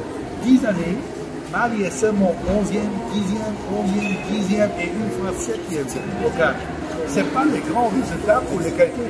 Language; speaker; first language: French; non-native, fluent; Dutch